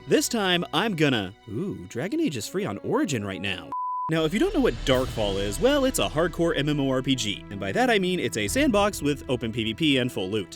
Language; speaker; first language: English; native; English